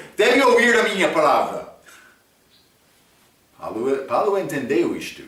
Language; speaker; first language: Portuguese; non-native, fluent; English